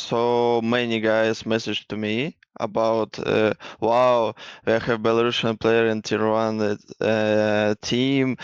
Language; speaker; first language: English; non-native, learner; Russian